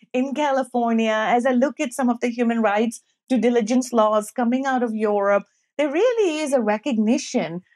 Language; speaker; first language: English; non-native, local second language; Urdu